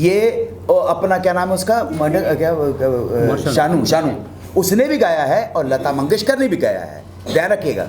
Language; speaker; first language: Hindi; native; Hindi